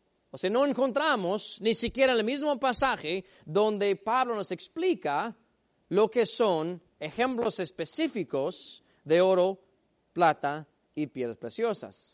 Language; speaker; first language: Spanish; native; Spanish